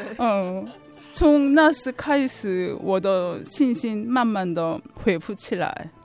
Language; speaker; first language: Chinese; non-native, fluent; Korean